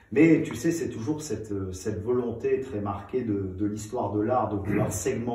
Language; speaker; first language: French; native; French